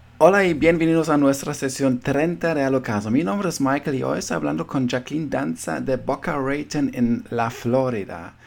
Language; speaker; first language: Spanish; non-native, fluent; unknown